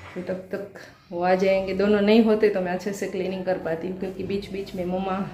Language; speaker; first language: Hindi; non-native, local second language; Gujarati